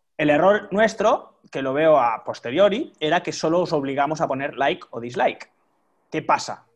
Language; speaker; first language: Spanish; native; Spanish